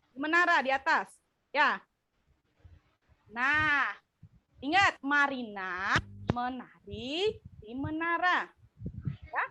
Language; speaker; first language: Indonesian; native; Indonesian